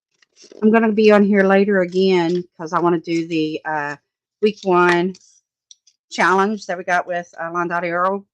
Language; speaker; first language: English; native; English